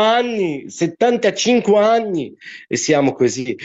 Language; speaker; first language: Italian; non-native, learner; Arabic